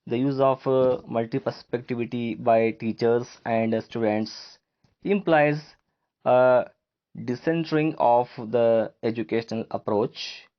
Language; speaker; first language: English; non-native, local second language; Kannada